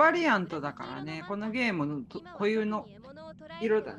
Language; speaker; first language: Japanese; native; Japanese